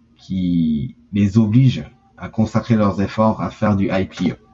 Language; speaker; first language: French; early bilingual, heritage; Japanese